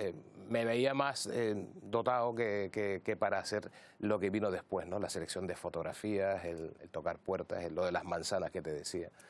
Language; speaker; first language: Spanish; native; Spanish